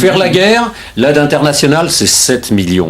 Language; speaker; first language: French; native; French